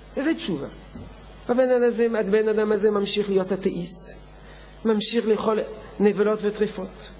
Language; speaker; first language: Hebrew; non-native, fluent; French